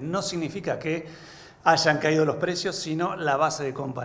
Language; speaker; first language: Spanish; native; Spanish